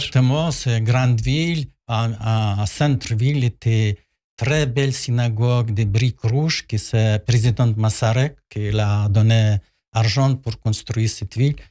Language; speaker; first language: French; non-native, learner; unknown